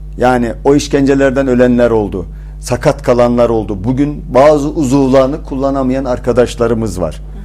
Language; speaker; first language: Turkish; native; Turkish